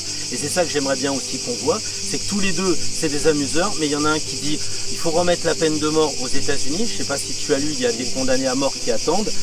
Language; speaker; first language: French; native; French